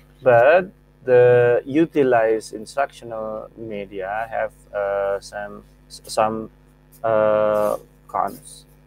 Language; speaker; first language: English; non-native, fluent; Indonesian